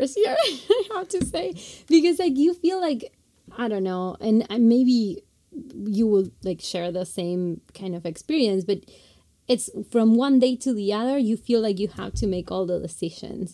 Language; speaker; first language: English; non-native, fluent; Spanish